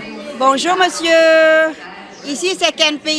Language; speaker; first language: French; non-native, fluent; Lao